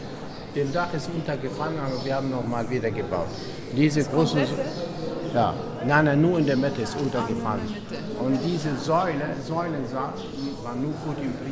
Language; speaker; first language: German; non-native, learner; Arabic